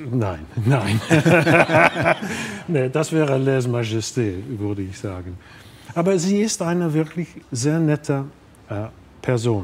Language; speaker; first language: German; non-native, fluent; English